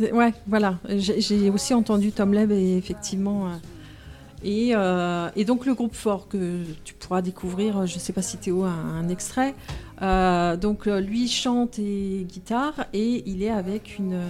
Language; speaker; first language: French; native; French